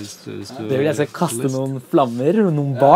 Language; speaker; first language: Norwegian; native; Norwegian